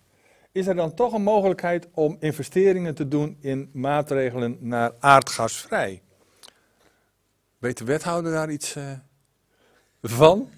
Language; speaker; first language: Dutch; native; Dutch